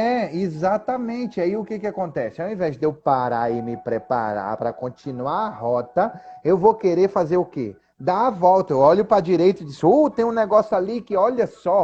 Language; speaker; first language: Portuguese; native; Portuguese